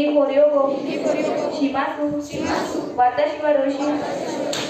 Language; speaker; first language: Japanese; non-native, learner; Marathi